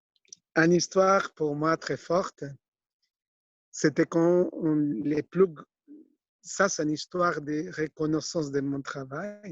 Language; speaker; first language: French; non-native, fluent; Spanish